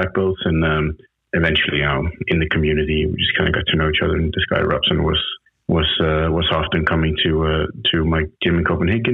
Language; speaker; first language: English; non-native, fluent; Danish